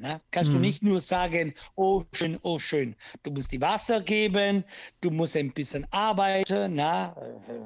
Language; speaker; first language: German; non-native, local second language; Italian